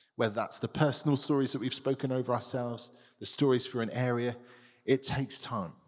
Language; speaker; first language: English; native; English